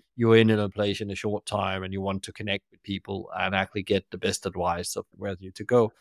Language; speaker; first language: English; non-native, fluent; Danish